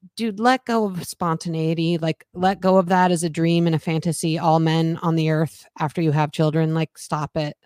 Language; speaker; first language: English; native; English